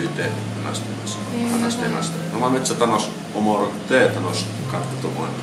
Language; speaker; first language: Japanese; non-native, learner; Finnish